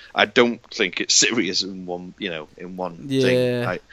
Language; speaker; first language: English; native; English